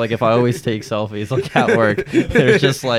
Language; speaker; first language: English; early bilingual, other home language; Spanish